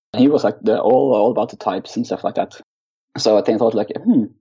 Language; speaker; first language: English; non-native, fluent; Norwegian